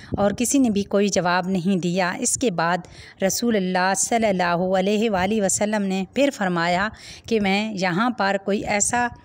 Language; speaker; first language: Hindi; native; Hindi